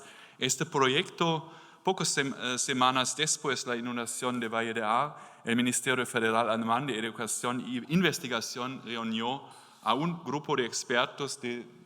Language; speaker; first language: Spanish; non-native, learner; German